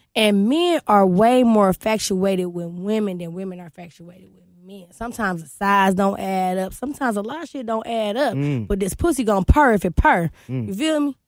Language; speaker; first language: English; native; English